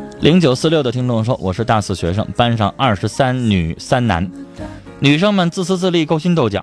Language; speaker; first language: Chinese; native; Chinese